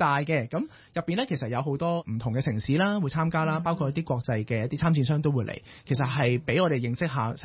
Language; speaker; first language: Cantonese; native; Cantonese